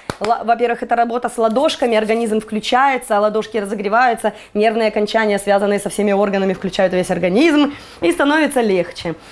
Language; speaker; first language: Russian; native; Russian